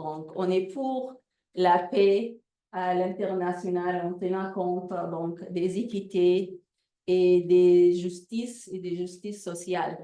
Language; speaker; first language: French; non-native, fluent; Arabic